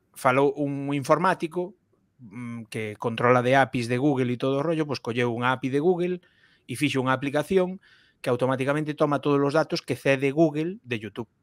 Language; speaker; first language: Galician; non-native, local second language; Spanish